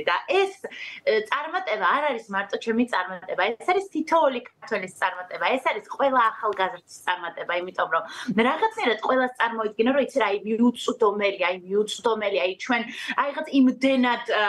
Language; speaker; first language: Georgian; native; Georgian